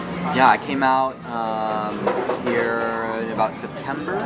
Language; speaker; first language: English; early bilingual, other home language; Hebrew